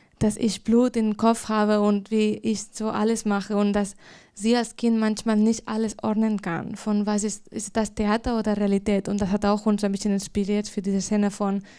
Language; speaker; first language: German; non-native, fluent; Spanish